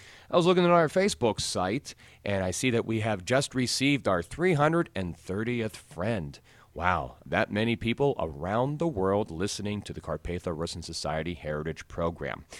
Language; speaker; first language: English; native; English